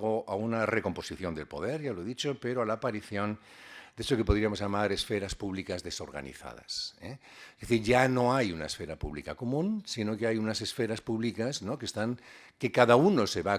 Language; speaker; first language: Spanish; native; Spanish